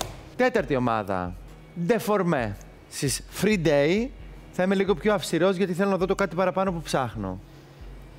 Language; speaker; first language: Greek; native; Greek